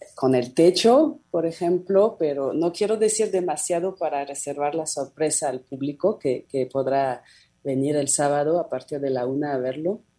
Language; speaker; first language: Spanish; non-native, fluent; French